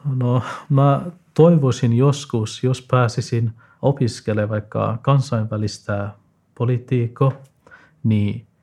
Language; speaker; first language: Finnish; non-native, fluent; Persian